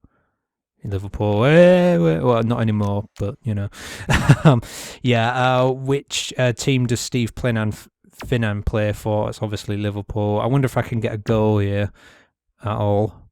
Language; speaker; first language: English; native; English